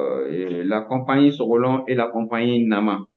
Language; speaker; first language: French; non-native, local second language; Bambara